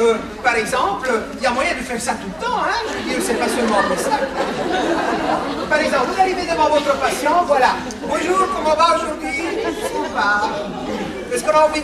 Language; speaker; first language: French; native; French